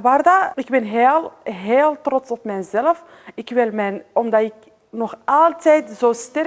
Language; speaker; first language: Dutch; non-native, fluent; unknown